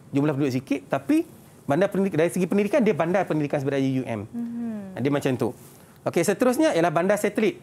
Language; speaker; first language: Malay; native; Malay